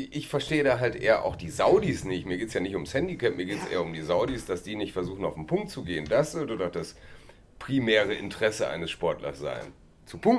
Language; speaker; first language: German; native; German